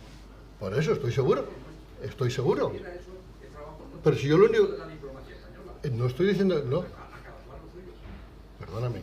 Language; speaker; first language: Spanish; native; Spanish